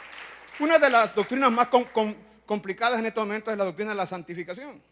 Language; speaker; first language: Spanish; native; Spanish